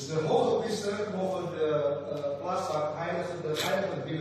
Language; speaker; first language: Dutch; non-native, fluent; Indonesian